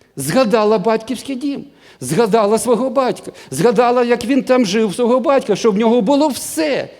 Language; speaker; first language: Ukrainian; non-native, local second language; Russian